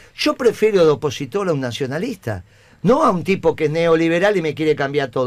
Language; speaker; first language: Spanish; native; Spanish